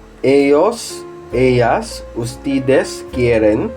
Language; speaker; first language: Spanish; non-native, fluent; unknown